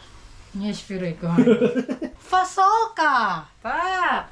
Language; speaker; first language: Polish; non-native, learner; Cebuano